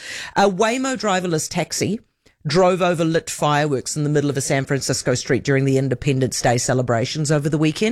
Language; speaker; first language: English; native; English